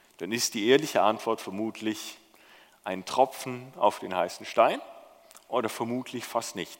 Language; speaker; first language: German; native; German